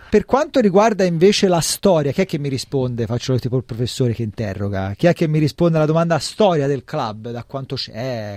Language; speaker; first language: Italian; native; Italian